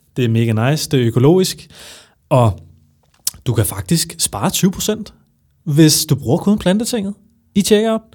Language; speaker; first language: Danish; native; Danish